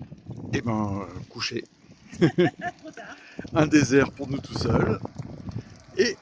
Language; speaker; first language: French; native; French